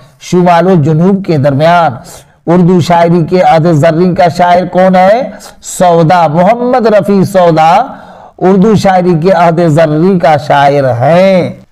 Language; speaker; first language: Urdu; native; Urdu